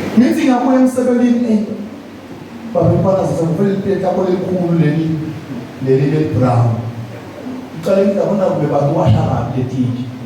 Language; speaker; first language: Zulu; non-native, local second language; Swati